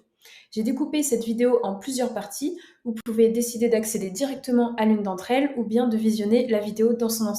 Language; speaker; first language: French; native; French